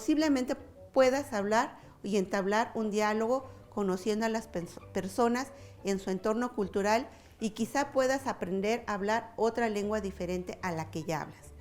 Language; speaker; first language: Spanish; native; Spanish